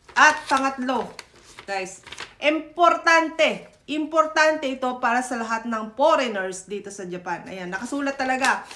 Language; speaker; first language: Filipino; native; Filipino